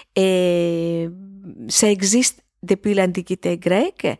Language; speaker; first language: French; non-native, fluent; Greek